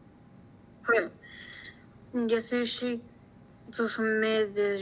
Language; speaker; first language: Japanese; non-native, learner; Spanish